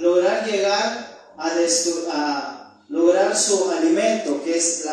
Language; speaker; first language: Spanish; native; Spanish